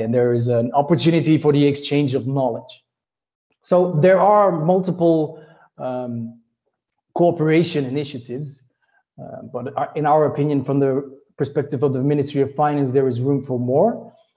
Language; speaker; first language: English; non-native, fluent; Dutch